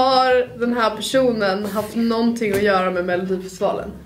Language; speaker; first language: Swedish; native; Swedish